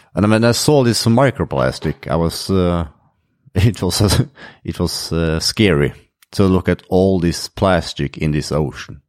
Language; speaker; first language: English; non-native, fluent; Norwegian